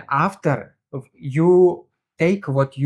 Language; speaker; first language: English; non-native, learner; Russian